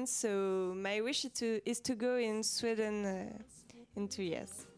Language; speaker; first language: English; non-native, learner; French